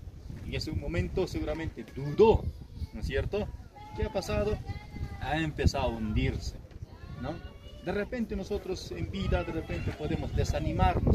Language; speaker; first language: Spanish; native; Spanish